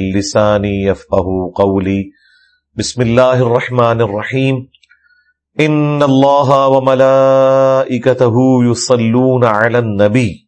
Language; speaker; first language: Urdu; non-native, local second language; Punjabi